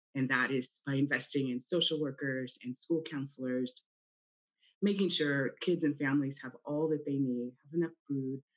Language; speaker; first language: English; native; English